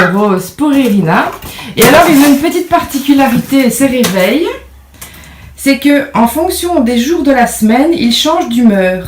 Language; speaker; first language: French; native; French